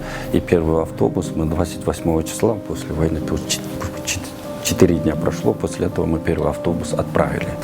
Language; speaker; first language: Russian; non-native, local second language; Kyrgyz